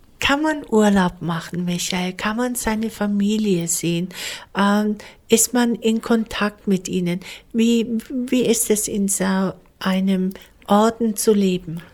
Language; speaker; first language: German; native; German